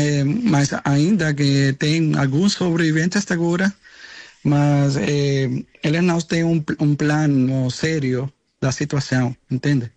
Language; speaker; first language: Portuguese; non-native, learner; Spanish